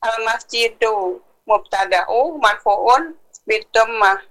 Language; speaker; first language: Arabic; non-native, learner; Indonesian